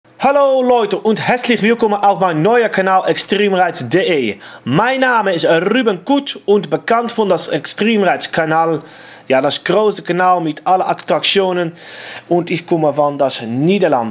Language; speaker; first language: German; non-native, learner; Dutch